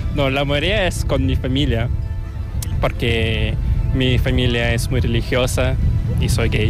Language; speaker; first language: Spanish; non-native, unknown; Korean